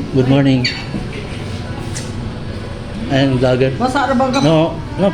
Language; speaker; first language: English; non-native, learner; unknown